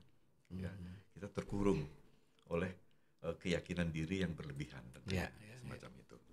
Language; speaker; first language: Indonesian; non-native, local second language; Javanese